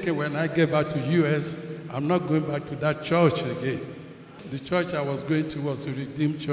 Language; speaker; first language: English; non-native, local second language; Yoruba